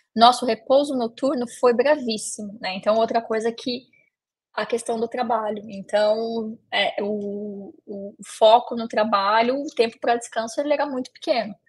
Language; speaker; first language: Portuguese; native; Portuguese